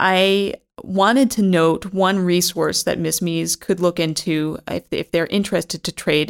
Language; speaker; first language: English; native; English